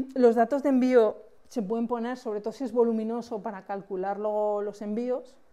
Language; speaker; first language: Spanish; native; Spanish